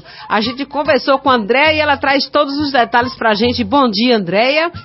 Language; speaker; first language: Portuguese; native; Portuguese